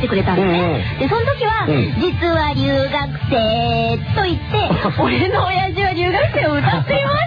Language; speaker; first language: Japanese; native; Japanese